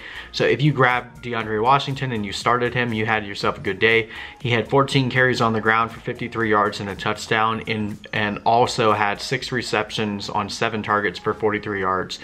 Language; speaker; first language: English; native; English